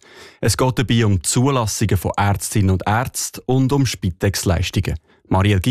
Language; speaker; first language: German; native; German